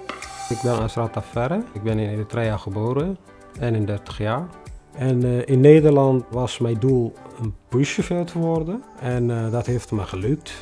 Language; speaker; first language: Dutch; non-native, fluent; Tigrinya